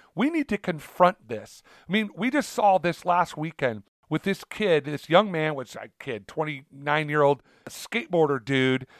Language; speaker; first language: English; early bilingual, other home language; Italian